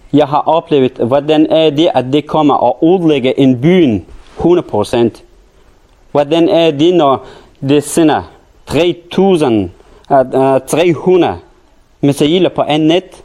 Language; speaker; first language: Danish; non-native, learner; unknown